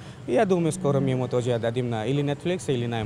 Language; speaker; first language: Russian; non-native, learner; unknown